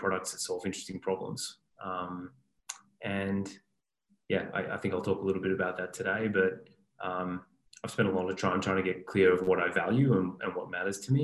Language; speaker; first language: English; native; English